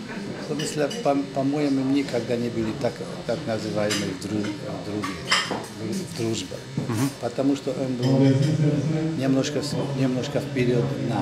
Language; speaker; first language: Russian; non-native, local second language; Latvian